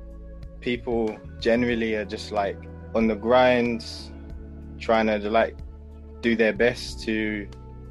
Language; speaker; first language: English; native; English